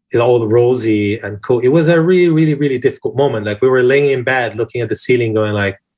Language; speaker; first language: English; non-native, fluent; Portuguese